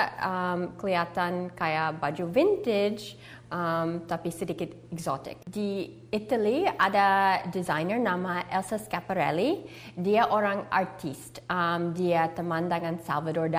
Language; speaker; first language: Indonesian; early bilingual, heritage; English